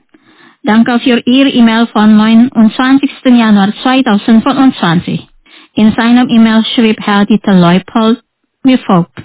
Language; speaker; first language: German; non-native, fluent; Indonesian